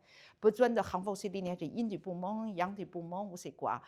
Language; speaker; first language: French; non-native, learner; Chinese